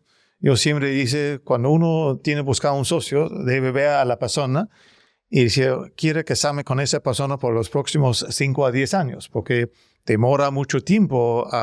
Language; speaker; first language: Spanish; non-native, learner; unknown